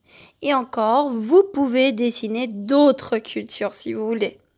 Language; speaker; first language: French; non-native, fluent; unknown